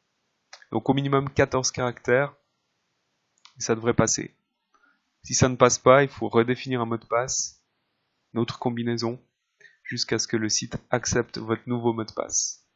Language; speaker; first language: French; native; French